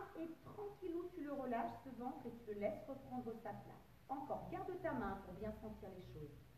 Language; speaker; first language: French; native; French